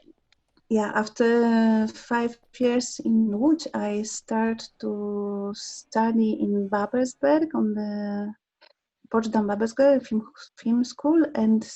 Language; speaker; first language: English; non-native, learner; Polish